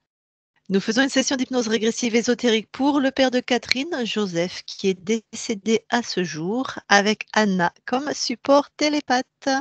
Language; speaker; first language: French; native; French